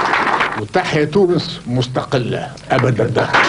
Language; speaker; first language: Arabic; native; Arabic